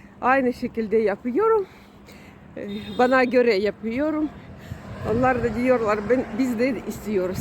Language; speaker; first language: Turkish; non-native, learner; Russian